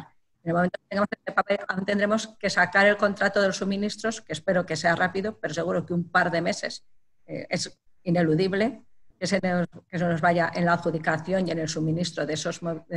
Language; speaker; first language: Spanish; native; Spanish